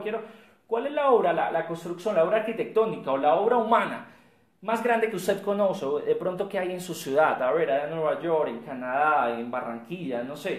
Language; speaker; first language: Spanish; native; Spanish